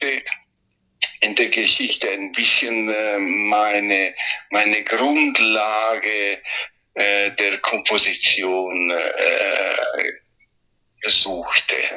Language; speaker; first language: German; non-native, fluent; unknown